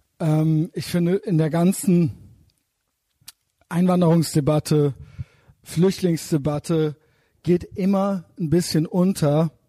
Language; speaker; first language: German; native; German